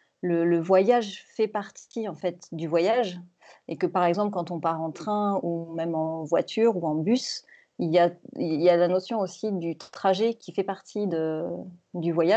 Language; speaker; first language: French; native; French